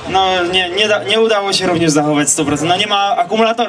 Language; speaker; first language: Polish; native; Polish